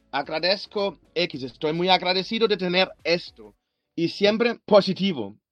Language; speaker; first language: Spanish; non-native, fluent; German